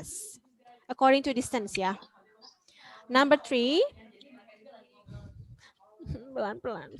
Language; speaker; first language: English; non-native, fluent; Indonesian